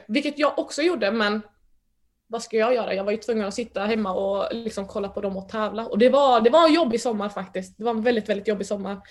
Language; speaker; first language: Swedish; early bilingual, other home language; Mandingo